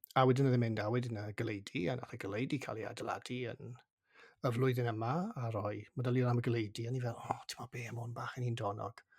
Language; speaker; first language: Welsh; native; Welsh